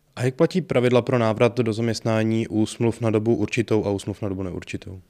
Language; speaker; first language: Czech; native; Czech